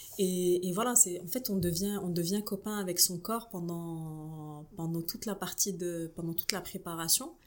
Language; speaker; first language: French; non-native, local second language; Arabic